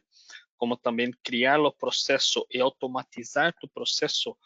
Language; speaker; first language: Spanish; non-native, learner; Portuguese